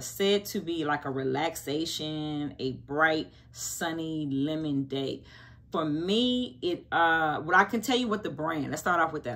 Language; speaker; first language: English; native; English